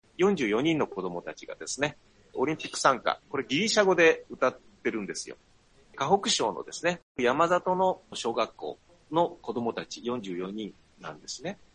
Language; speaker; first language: Japanese; native; Japanese